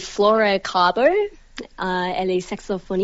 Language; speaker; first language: French; non-native, learner; English